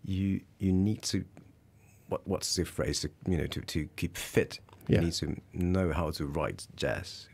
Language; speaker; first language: English; early bilingual, other home language; Russian